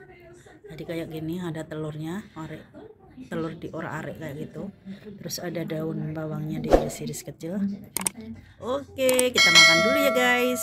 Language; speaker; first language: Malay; non-native, local second language; Javanese